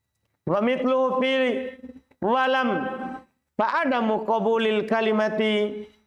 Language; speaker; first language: Arabic; non-native, fluent; Indonesian